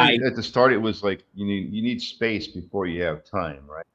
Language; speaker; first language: English; native; English